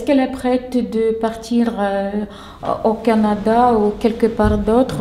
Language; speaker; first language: French; non-native, fluent; Ukrainian